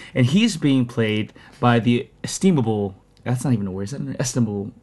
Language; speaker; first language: English; native; English